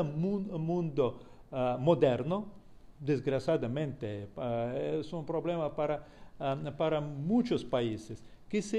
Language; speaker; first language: Spanish; non-native, fluent; Russian